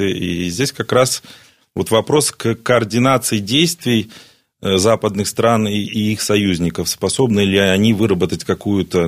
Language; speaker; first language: Russian; native; Russian